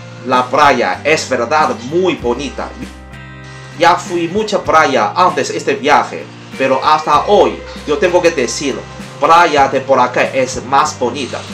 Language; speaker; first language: Spanish; non-native, learner; Chinese